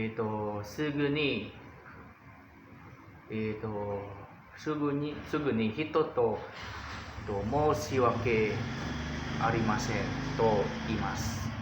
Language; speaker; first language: Japanese; non-native, learner; Indonesian